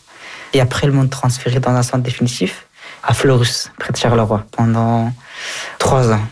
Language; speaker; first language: French; early bilingual, other home language; Persian